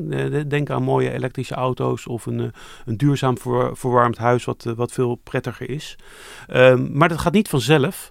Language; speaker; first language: Dutch; native; Dutch